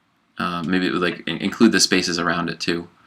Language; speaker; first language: English; native; English